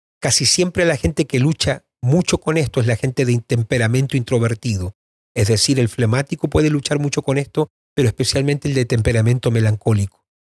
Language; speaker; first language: Spanish; native; Spanish